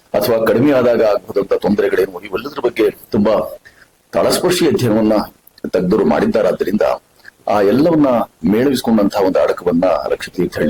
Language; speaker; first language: Kannada; native; Kannada